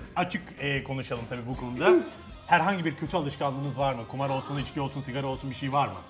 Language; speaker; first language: Turkish; native; Turkish